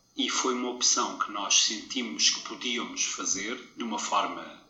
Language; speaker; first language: Portuguese; native; Portuguese